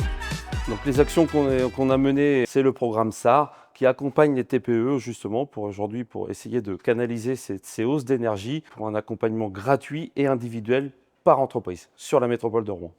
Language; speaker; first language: French; native; French